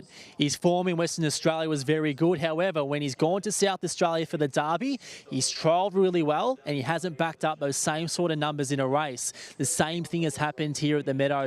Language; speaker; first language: English; native; English